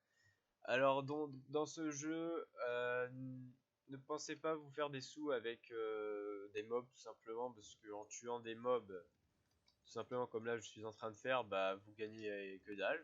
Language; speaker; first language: French; native; French